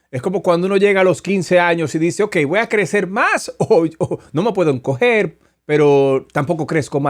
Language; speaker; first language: Spanish; native; Spanish